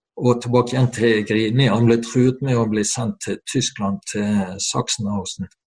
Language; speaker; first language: Norwegian; native; Norwegian